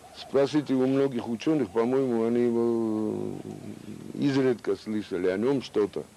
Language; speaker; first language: Russian; non-native, local second language; Georgian